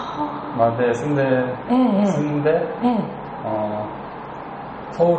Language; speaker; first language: Japanese; non-native, learner; Korean